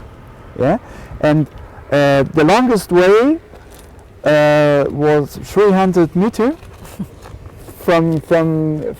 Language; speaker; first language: English; non-native, learner; German